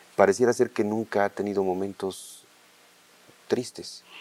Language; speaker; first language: Spanish; native; Spanish